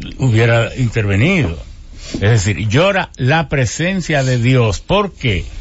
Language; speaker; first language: Spanish; native; Spanish